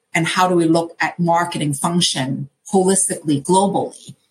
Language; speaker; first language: English; non-native, local second language; Cantonese